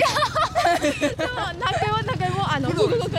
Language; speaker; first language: Japanese; non-native, learner; Vietnamese